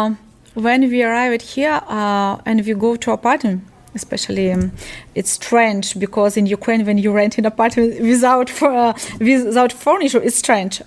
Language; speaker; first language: English; non-native, learner; Ukrainian